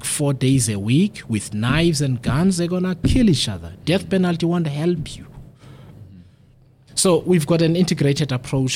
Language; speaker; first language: English; non-native, local second language; Xhosa